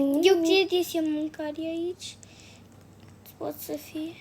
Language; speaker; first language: Romanian; early bilingual, heritage; Romanian